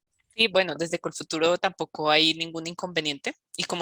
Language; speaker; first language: Spanish; native; Spanish